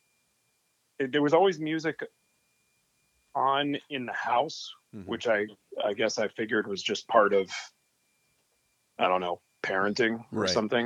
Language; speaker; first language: English; native; English